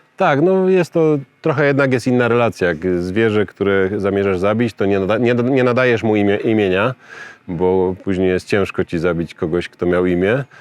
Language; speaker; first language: Polish; native; Polish